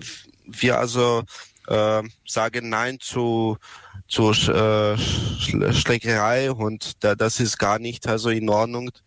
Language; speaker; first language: German; non-native, learner; Serbian